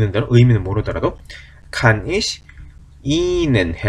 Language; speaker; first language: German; non-native, fluent; Korean